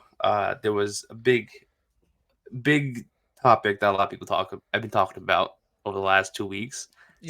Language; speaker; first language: English; native; English